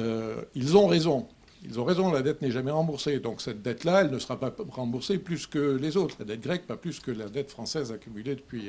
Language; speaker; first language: French; native; French